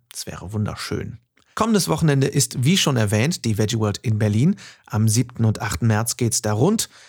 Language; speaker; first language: German; native; German